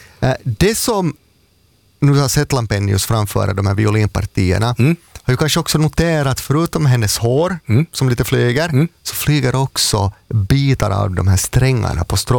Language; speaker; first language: Swedish; native; Swedish